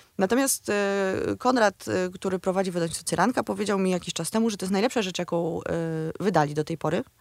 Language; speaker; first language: Polish; native; Polish